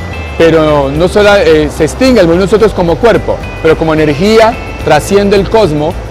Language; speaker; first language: Spanish; native; Spanish